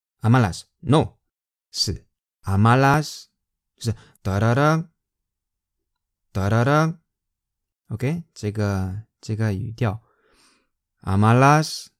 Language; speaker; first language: Chinese; non-native, fluent; Spanish